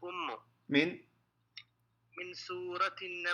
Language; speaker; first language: Arabic; non-native, learner; English